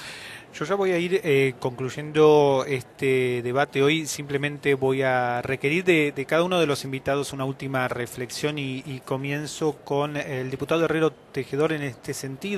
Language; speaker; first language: Spanish; native; Spanish